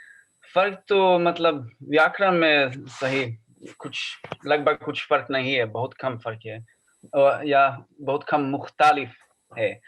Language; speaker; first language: Hindi; non-native, learner; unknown